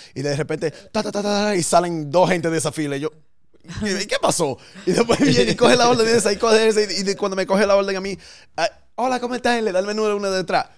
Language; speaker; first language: Spanish; early bilingual, heritage; Spanish